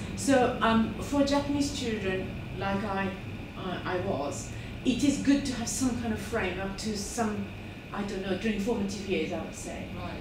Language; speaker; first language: English; non-native, fluent; Japanese